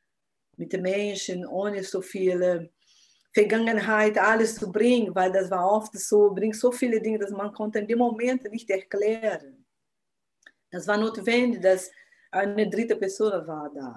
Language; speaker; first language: German; non-native, learner; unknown